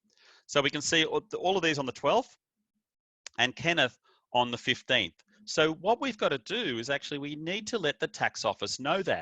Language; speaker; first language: English; native; English